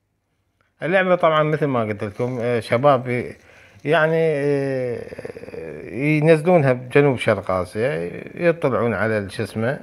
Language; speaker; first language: Arabic; native; Arabic